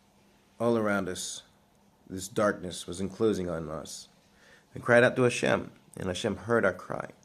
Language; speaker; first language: English; native; English